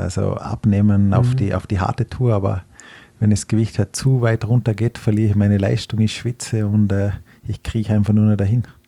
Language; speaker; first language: German; native; German